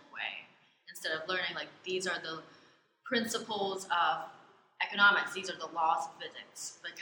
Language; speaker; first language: English; non-native, local second language; Cantonese